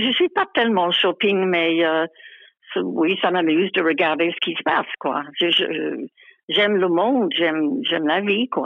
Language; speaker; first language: French; non-native, fluent; English